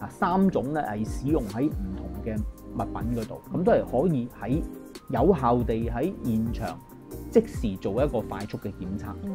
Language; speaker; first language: Cantonese; native; Cantonese